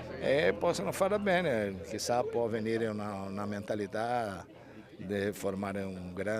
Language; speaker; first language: Italian; non-native, fluent; Portuguese